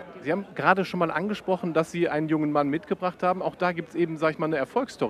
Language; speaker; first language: German; native; German